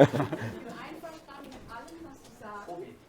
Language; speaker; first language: German; non-native, fluent; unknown